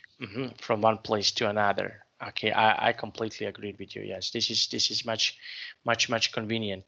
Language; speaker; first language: English; non-native, fluent; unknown